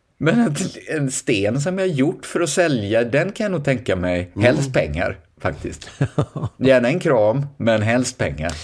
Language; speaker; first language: Swedish; native; Swedish